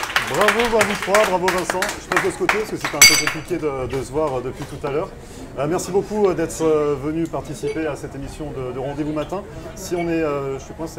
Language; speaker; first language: French; native; French